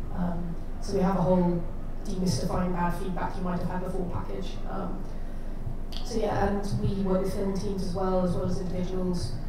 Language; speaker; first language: English; native; English